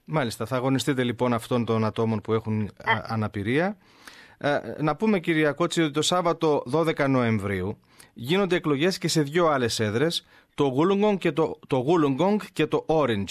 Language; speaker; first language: Greek; native; Greek